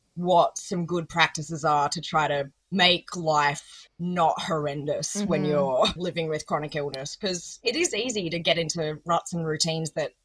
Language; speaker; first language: English; native; English